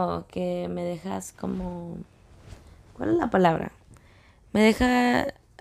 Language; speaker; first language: Spanish; early bilingual, heritage; Spanish